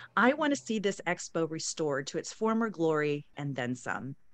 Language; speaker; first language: English; native; English